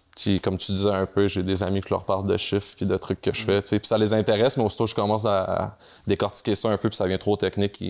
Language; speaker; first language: French; native; French